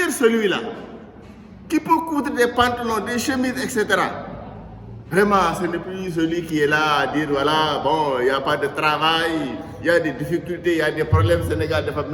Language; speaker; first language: French; non-native, local second language; Wolof